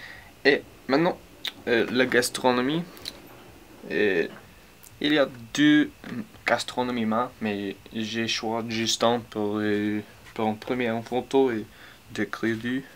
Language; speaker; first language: French; non-native, learner; English